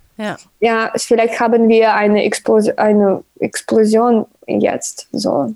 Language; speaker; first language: German; non-native, learner; Ukrainian